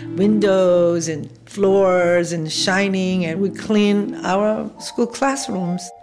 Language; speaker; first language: English; non-native, fluent; Korean